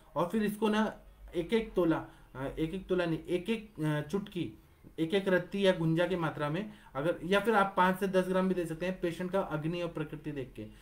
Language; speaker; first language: Hindi; non-native, local second language; Marathi